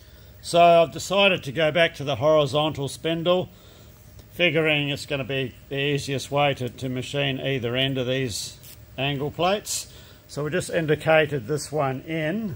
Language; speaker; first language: English; native; English